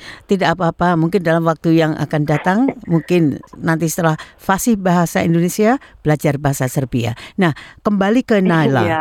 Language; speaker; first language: Indonesian; native; Indonesian